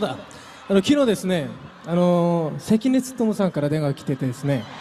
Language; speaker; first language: Japanese; non-native, fluent; Korean